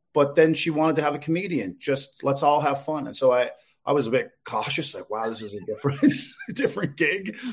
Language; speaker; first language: English; native; English